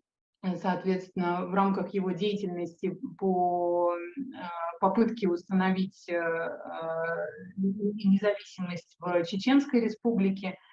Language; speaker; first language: Russian; native; Russian